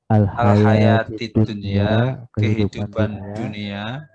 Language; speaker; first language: Arabic; non-native, learner; Indonesian